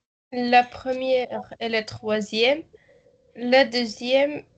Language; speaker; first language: French; non-native, learner; Arabic